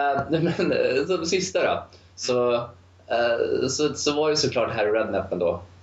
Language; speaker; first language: Swedish; native; Swedish